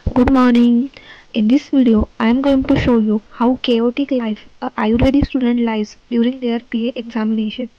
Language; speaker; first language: English; non-native, local second language; Marathi